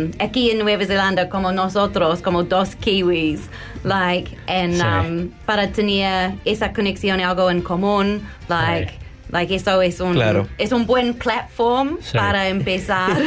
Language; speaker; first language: Spanish; non-native, learner; English